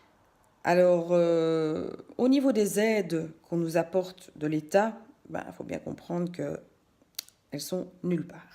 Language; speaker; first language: French; native; French